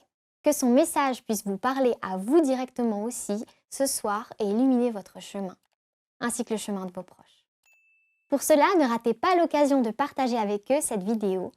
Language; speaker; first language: French; native; French